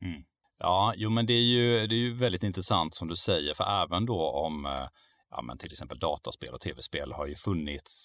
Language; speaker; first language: Swedish; native; Swedish